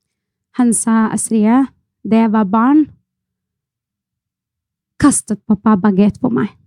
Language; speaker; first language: Norwegian; non-native, fluent; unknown